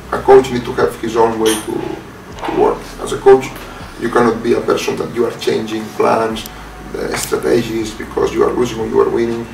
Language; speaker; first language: English; non-native, fluent; Spanish